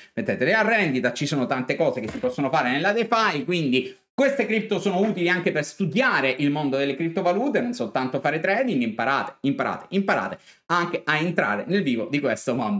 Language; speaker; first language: Italian; native; Italian